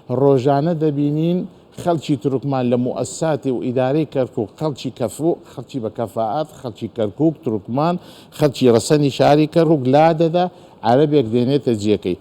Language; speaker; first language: Central Kurdish; non-native, local second language; Azerbaijani